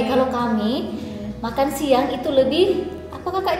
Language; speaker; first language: Indonesian; native; Indonesian